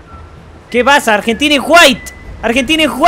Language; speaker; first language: Spanish; native; Spanish